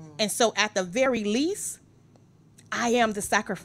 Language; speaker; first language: English; native; English